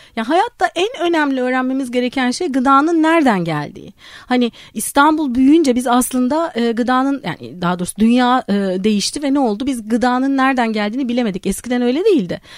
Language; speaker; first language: Turkish; native; Turkish